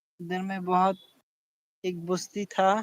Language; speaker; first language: Hindi; non-native, learner; Bangla